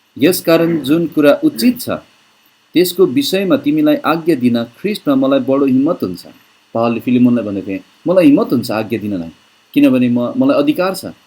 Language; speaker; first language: Nepali; native; Nepali